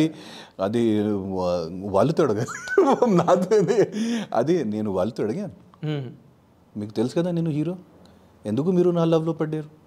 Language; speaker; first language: Telugu; non-native, fluent; Hindi